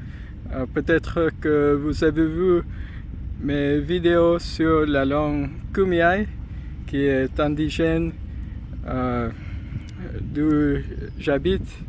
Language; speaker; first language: French; non-native, fluent; English